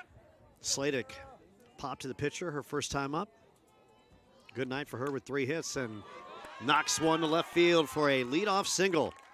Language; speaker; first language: English; native; English